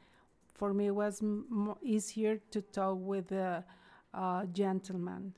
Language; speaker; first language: English; non-native, fluent; Spanish